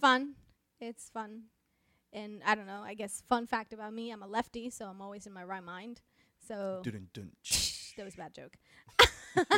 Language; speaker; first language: English; non-native, fluent; Spanish